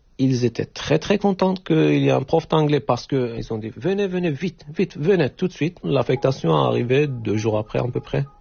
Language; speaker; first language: French; non-native, learner; Turkish